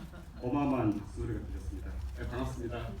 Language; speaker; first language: Korean; native; Korean